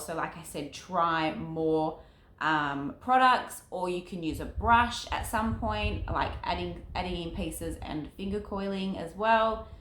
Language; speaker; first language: English; native; English